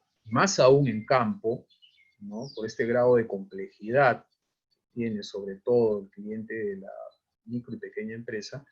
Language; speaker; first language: Spanish; native; Spanish